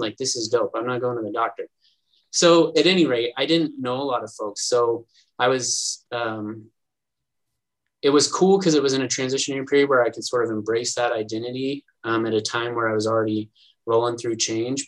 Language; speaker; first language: English; native; English